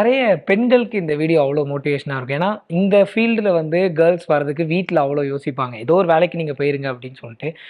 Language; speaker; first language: Tamil; native; Tamil